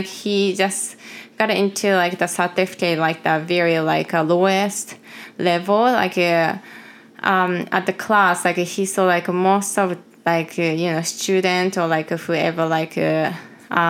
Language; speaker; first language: English; non-native, fluent; Japanese